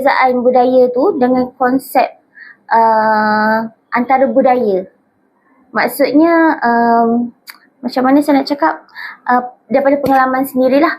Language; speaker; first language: Malay; native; Malay